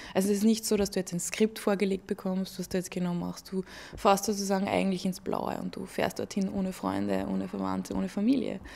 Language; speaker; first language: German; native; German